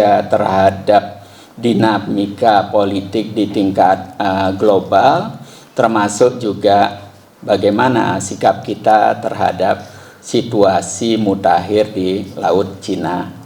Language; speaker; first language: Indonesian; native; Indonesian